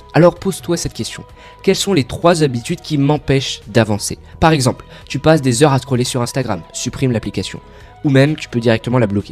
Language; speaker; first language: French; native; French